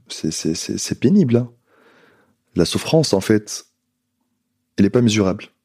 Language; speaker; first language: French; non-native, local second language; Arabic